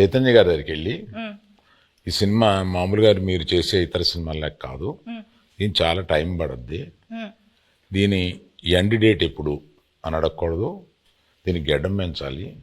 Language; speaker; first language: Telugu; native; Telugu